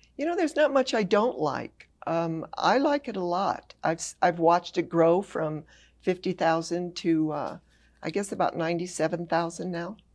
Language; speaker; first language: English; native; English